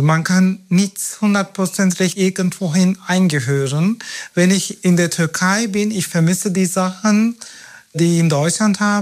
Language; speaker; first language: German; non-native, fluent; Turkish